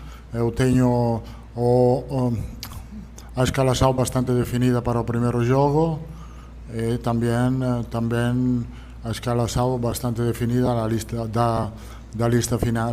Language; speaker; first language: Portuguese; non-native, learner; Italian